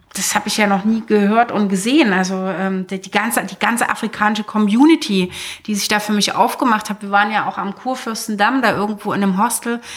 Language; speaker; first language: German; native; German